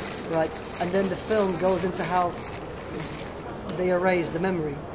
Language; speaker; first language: English; early bilingual, other home language; Russian